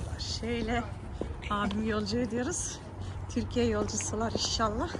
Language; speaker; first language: Turkish; early bilingual, heritage; Turkish